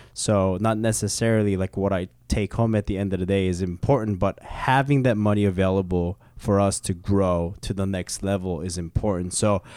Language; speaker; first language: English; early bilingual, other home language; Korean